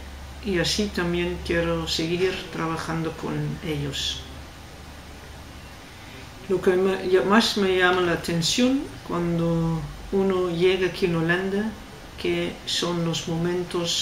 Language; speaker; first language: Spanish; non-native, fluent; Dutch